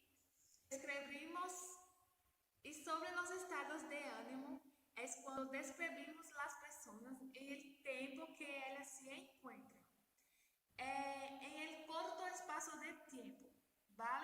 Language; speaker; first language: Spanish; non-native, learner; Portuguese